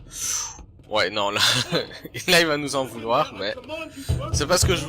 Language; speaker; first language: French; native; French